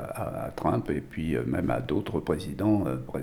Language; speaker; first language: French; native; French